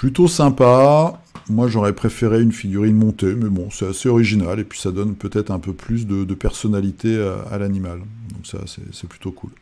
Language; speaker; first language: French; native; French